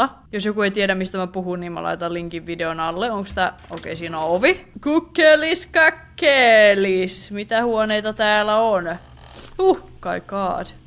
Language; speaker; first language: Finnish; native; Finnish